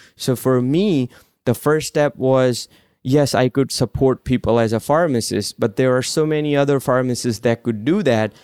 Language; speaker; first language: English; non-native, local second language; Gujarati